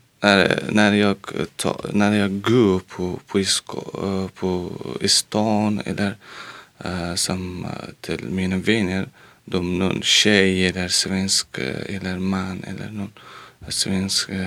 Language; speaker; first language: Swedish; non-native, learner; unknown